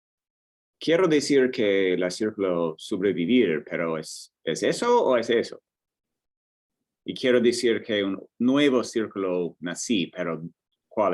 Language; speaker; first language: Spanish; non-native, learner; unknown